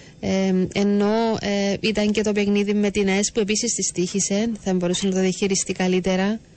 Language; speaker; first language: Greek; native; Greek